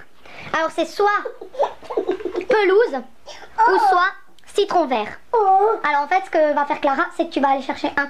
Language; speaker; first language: French; native; French